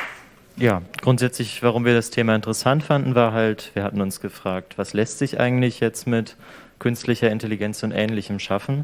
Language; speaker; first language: German; native; German